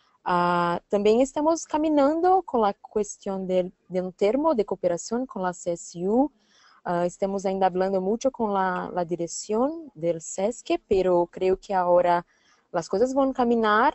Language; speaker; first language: Spanish; non-native, learner; Portuguese